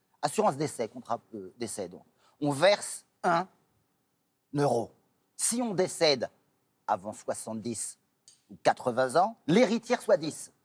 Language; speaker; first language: French; native; French